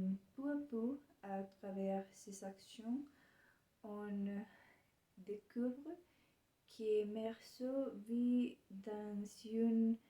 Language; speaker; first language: French; non-native, learner; Spanish